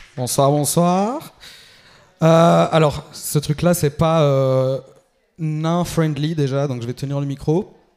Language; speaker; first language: French; early bilingual, other home language; Albanian